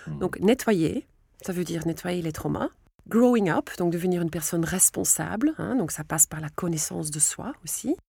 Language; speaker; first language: French; non-native, local second language; Dutch